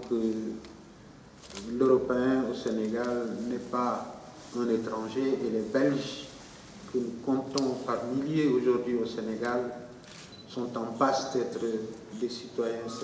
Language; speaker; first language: French; non-native, local second language; Wolof